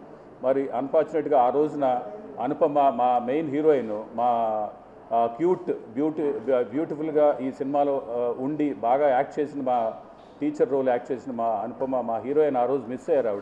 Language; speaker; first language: Telugu; native; Telugu